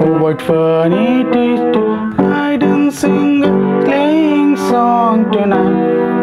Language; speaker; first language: English; non-native, local second language; Telugu